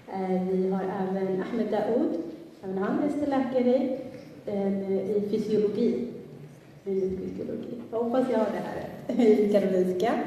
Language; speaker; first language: Swedish; early bilingual, other home language; Somali